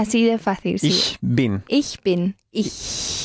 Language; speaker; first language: German; non-native, fluent; Spanish